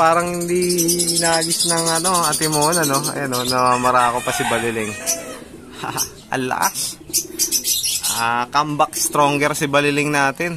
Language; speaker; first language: Filipino; native; Filipino